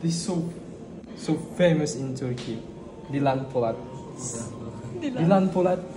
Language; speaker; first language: English; non-native, learner; Indonesian